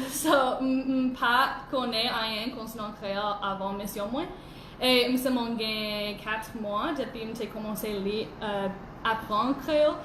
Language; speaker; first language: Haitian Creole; non-native, learner; English